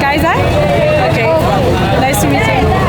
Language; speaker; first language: English; non-native, learner; French